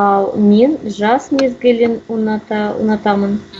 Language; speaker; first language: Kazakh; non-native, learner; Russian